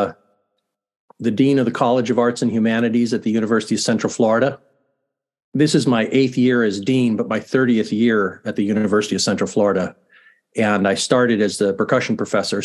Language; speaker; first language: English; native; English